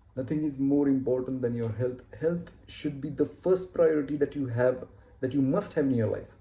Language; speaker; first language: English; non-native, local second language; Marathi